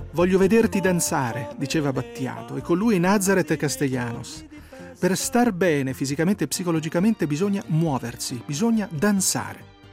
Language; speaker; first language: Italian; native; Italian